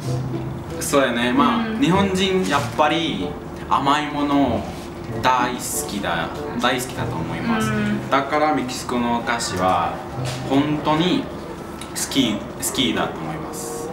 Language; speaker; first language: Japanese; non-native, learner; Spanish